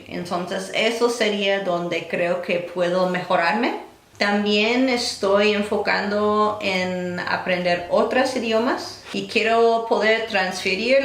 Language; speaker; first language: Spanish; non-native, fluent; English